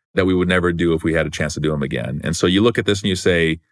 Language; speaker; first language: English; native; English